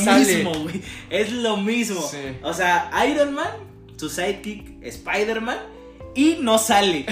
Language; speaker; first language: Spanish; native; Spanish